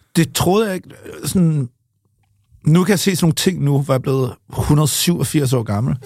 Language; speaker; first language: Danish; early bilingual, other home language; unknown